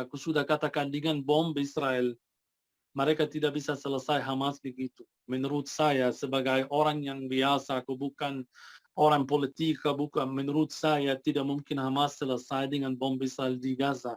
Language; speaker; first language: Indonesian; non-native, fluent; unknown